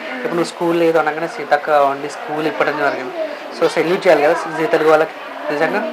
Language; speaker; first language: Telugu; native; Telugu